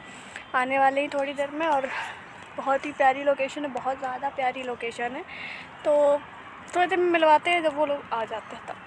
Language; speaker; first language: Hindi; native; Hindi